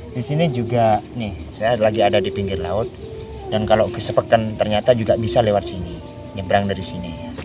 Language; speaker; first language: Indonesian; non-native, local second language; Madurese